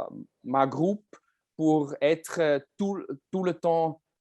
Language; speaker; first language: French; non-native, learner; German